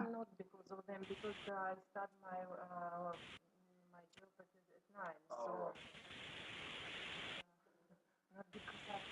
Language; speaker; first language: English; non-native, fluent; Russian